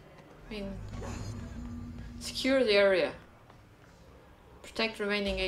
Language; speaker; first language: English; non-native, fluent; French